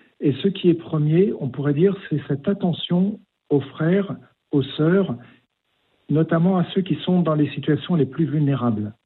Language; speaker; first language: French; native; French